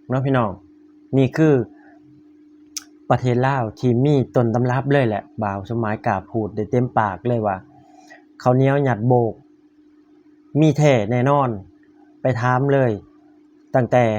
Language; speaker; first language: Thai; non-native, local second language; Northeastern Thai